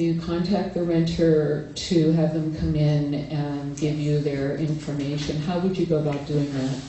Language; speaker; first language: English; native; English